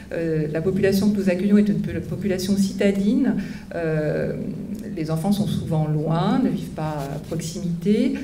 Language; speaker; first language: French; native; French